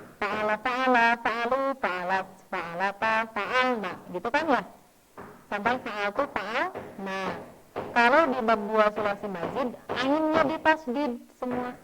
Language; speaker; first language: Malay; non-native, local second language; Sundanese